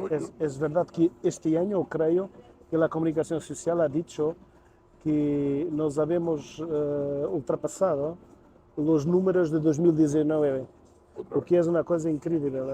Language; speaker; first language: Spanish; non-native, learner; Portuguese